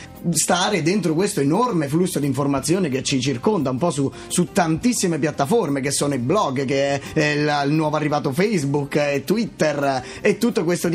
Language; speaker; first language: Italian; native; Italian